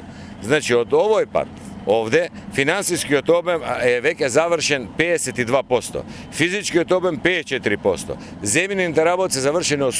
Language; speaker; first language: Macedonian; native; Macedonian